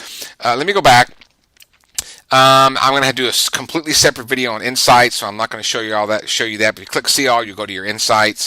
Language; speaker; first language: English; native; English